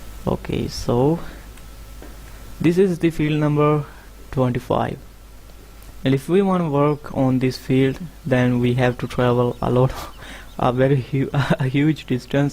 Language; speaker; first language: English; non-native, fluent; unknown